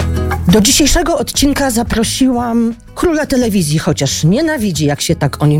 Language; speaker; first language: Polish; native; Polish